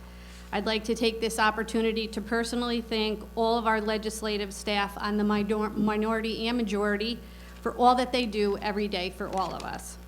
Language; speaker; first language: English; native; English